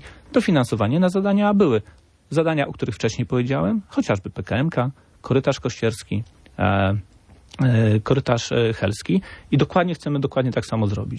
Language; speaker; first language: Polish; native; Polish